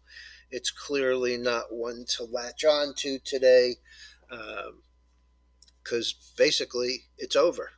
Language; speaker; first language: English; native; English